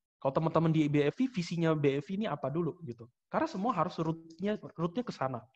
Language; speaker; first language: Indonesian; native; Indonesian